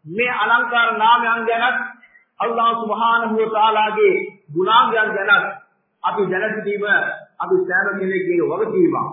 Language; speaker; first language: Sinhala; non-native, local second language; Tamil